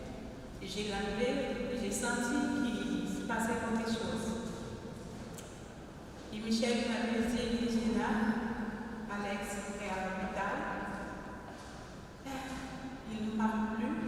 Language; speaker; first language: French; non-native, fluent; Portuguese